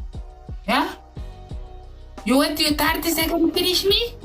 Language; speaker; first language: English; non-native, learner; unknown